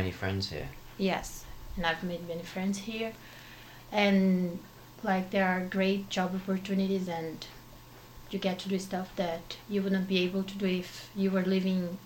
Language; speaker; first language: English; non-native, fluent; Portuguese